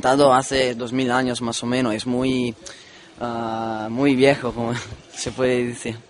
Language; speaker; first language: Spanish; non-native, learner; Italian